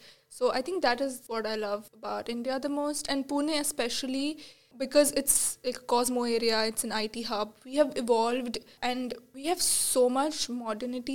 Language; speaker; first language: English; non-native, local second language; Marathi